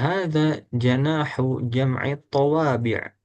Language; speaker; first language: Arabic; non-native, fluent; Indonesian